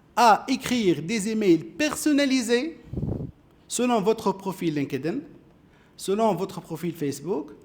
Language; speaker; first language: French; non-native, local second language; Arabic